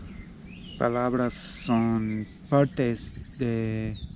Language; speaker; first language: Spanish; non-native, learner; English